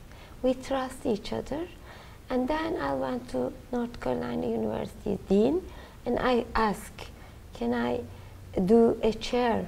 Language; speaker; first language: English; non-native, learner; Turkish